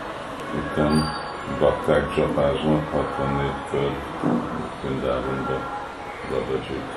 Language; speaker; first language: Hungarian; early bilingual, heritage; Hungarian